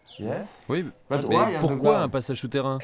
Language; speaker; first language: French; native; French